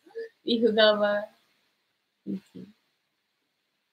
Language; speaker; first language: Spanish; non-native, learner; Japanese